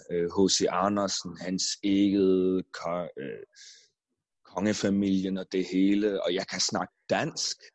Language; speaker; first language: Danish; non-native, local second language; Kalaallisut